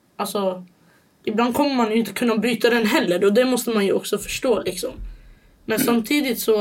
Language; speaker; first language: Swedish; early bilingual, other home language; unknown